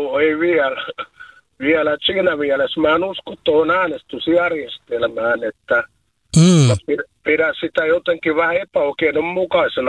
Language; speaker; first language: Finnish; native; Finnish